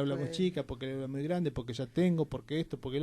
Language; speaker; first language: Spanish; native; Spanish